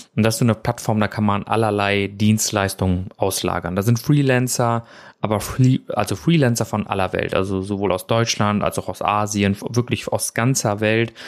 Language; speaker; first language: German; early bilingual, other home language; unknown